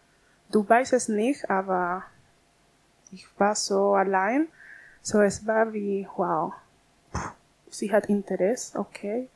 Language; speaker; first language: German; non-native, learner; Spanish